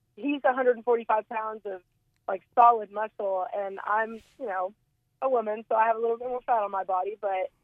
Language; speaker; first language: English; native; English